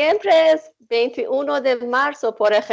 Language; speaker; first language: Spanish; non-native, fluent; Persian